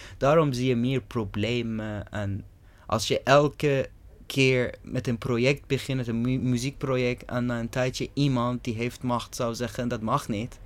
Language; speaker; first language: Dutch; non-native, fluent; Persian